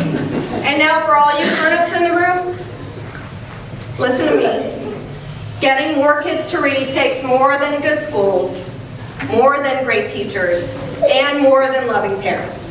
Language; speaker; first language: English; native; English